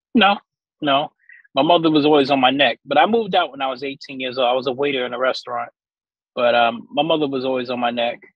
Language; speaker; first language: English; native; English